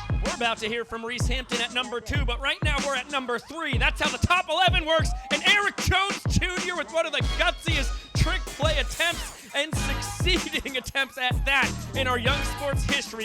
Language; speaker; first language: English; native; English